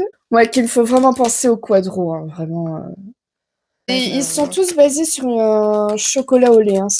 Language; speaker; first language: French; native; French